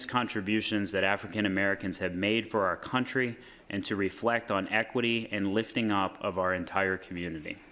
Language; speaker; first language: English; native; English